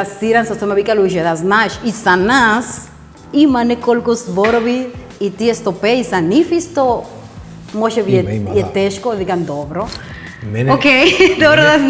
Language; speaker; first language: Macedonian; non-native, fluent; Spanish